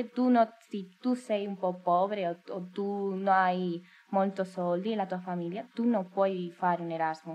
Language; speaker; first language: Italian; non-native, learner; Spanish